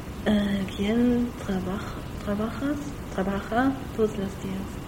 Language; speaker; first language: Spanish; non-native, learner; German